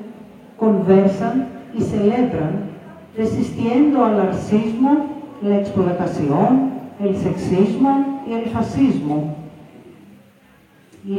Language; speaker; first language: Spanish; non-native, fluent; Greek